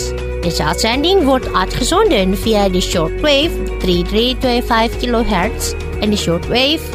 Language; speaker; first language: Dutch; non-native, fluent; Indonesian